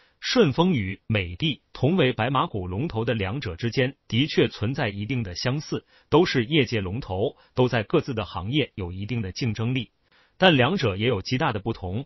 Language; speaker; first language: Chinese; native; Chinese